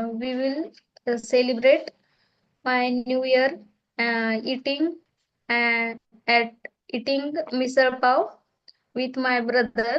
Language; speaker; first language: English; non-native, learner; Marathi